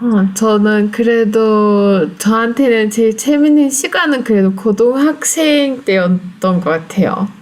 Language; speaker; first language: Korean; non-native, fluent; Turkish